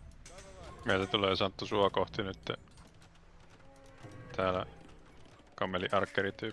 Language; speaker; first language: Finnish; native; Finnish